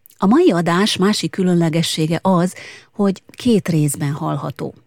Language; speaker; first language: Hungarian; native; Hungarian